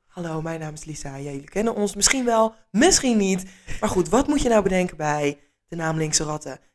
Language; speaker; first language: Dutch; native; Dutch